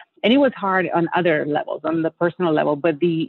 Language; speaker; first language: English; non-native, fluent; Italian